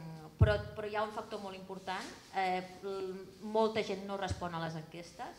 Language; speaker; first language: Catalan; native; Catalan